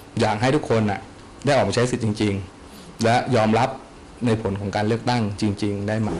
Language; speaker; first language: Thai; native; Thai